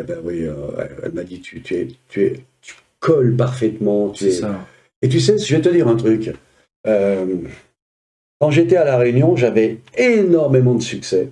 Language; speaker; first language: French; native; French